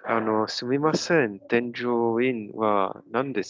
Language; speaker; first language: Japanese; non-native, learner; Czech